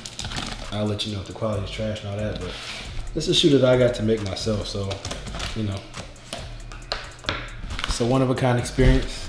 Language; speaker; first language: English; native; English